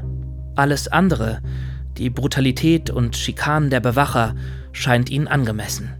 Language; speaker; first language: German; native; German